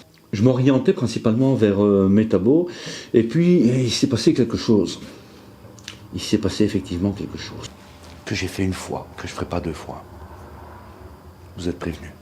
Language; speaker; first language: French; native; French